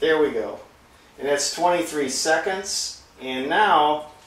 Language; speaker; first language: English; native; English